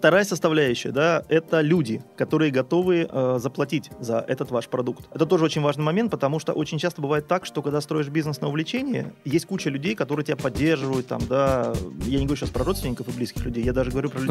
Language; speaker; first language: Russian; native; Russian